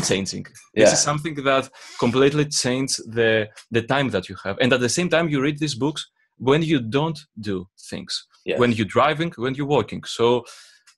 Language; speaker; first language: English; non-native, fluent; Greek